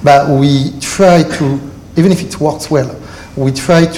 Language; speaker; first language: English; non-native, learner; French